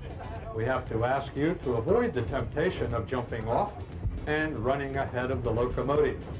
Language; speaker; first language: English; native; English